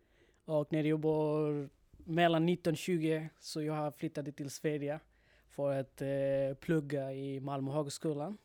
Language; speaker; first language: Swedish; non-native, learner; Bangla